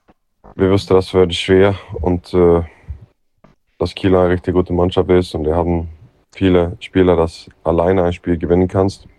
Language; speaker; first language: German; non-native, fluent; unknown